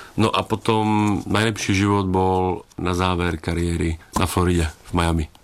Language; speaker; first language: Slovak; native; Slovak